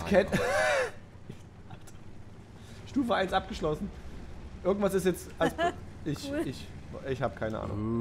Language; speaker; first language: German; native; German